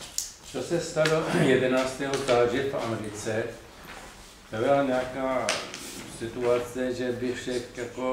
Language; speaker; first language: Czech; non-native, fluent; Persian